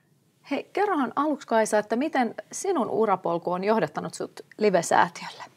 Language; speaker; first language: Finnish; native; Finnish